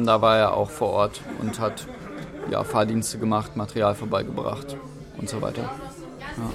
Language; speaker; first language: German; native; German